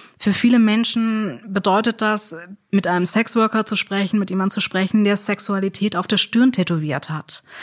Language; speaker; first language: German; native; German